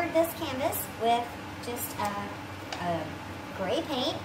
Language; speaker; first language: English; native; English